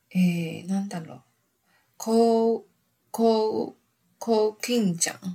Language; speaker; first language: Japanese; non-native, fluent; Chinese